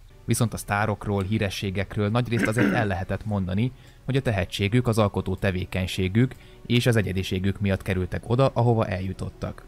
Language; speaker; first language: Hungarian; native; Hungarian